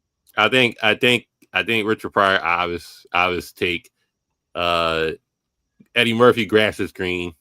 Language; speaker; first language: English; native; English